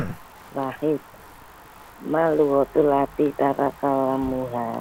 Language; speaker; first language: Arabic; non-native, learner; Indonesian